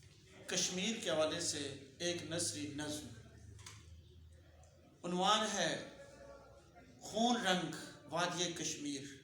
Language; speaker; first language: Urdu; native; Urdu